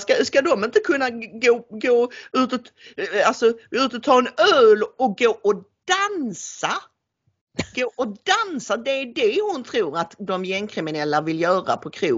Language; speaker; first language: Swedish; native; Swedish